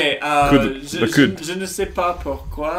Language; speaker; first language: French; non-native, learner; English